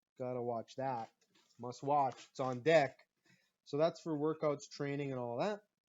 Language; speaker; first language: English; native; English